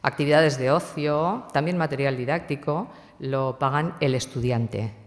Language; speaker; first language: Spanish; non-native, local second language; Catalan